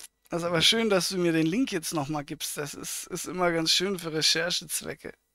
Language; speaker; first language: German; native; German